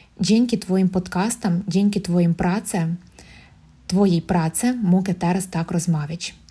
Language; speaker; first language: Polish; non-native, learner; Russian